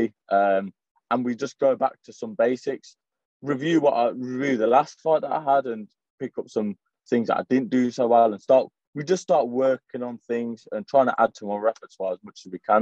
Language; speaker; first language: English; native; English